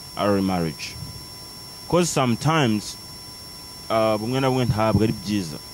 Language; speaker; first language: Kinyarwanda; early bilingual, heritage; Kinyarwanda